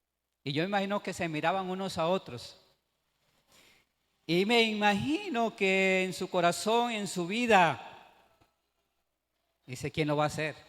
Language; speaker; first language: Spanish; native; Spanish